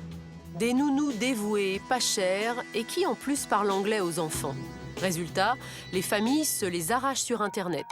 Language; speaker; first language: French; native; French